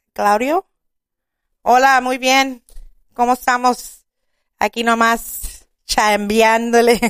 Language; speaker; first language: Spanish; early bilingual, other home language; English